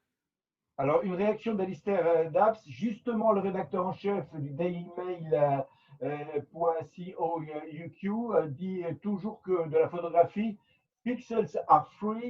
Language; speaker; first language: French; native; French